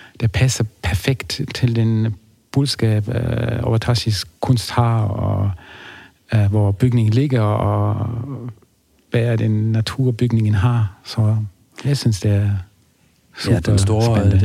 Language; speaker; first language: Danish; non-native, fluent; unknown